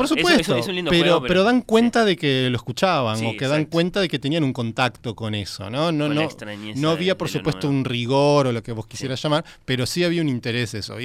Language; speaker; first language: Spanish; native; Spanish